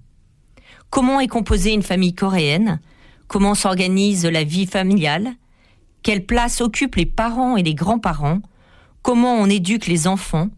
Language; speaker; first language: French; native; French